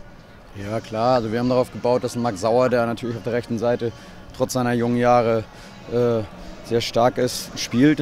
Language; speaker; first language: German; native; German